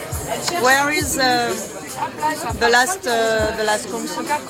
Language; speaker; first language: English; non-native, learner; French